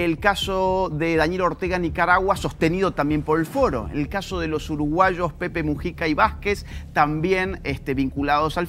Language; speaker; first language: Spanish; native; Spanish